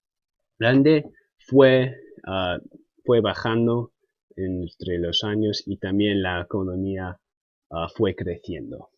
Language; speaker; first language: Spanish; non-native, fluent; English